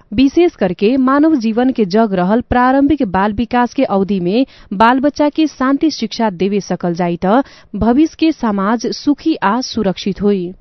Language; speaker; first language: Bhojpuri; native; Bhojpuri